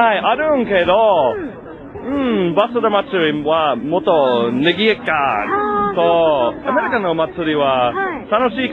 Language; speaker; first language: Japanese; non-native, learner; English